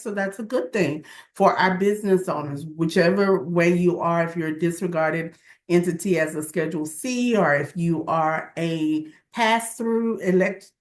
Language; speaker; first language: English; native; English